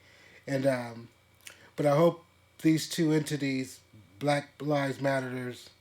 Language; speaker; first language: English; native; English